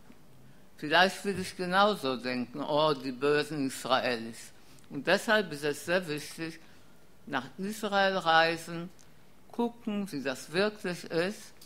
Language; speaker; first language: German; non-native, fluent; Polish